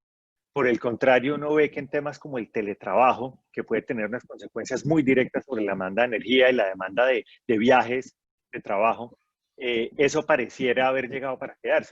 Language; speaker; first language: Spanish; native; Spanish